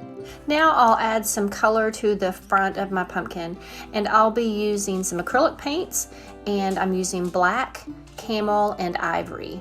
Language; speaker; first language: English; native; English